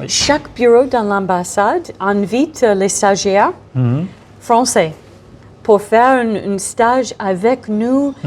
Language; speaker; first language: French; non-native, fluent; English